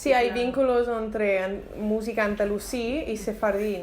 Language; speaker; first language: Spanish; non-native, learner; English